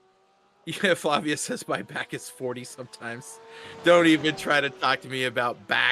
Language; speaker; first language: English; native; English